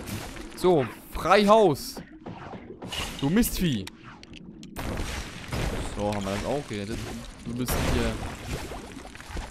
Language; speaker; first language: German; native; German